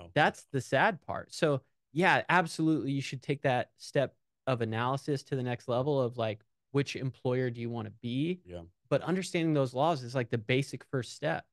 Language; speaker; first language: English; native; English